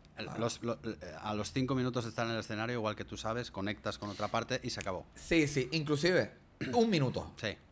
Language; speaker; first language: Spanish; native; Spanish